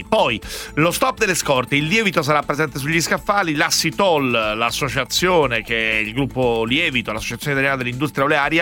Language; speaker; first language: Italian; native; Italian